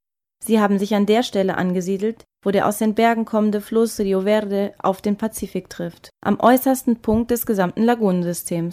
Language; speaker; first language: German; native; German